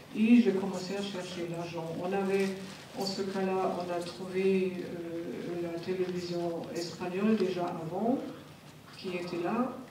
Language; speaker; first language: French; non-native, fluent; German